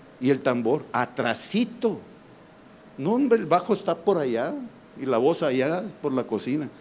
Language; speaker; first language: Spanish; native; Spanish